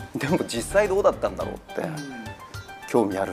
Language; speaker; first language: Japanese; native; Japanese